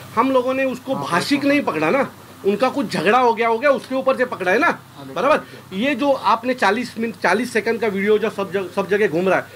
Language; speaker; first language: Hindi; non-native, local second language; Marathi